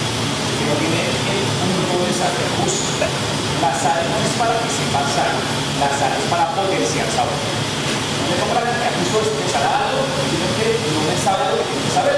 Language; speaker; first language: Spanish; native; Spanish